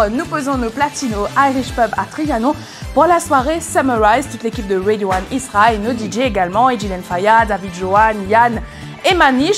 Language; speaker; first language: French; non-native, local second language; Morisyen